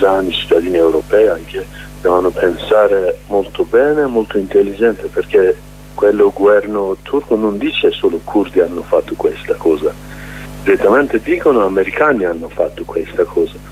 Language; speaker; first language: Italian; non-native, learner; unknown